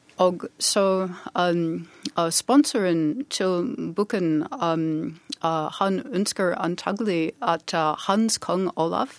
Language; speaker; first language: Norwegian; non-native, learner; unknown